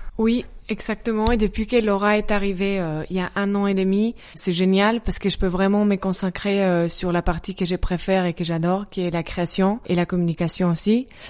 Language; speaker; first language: French; non-native, fluent; Spanish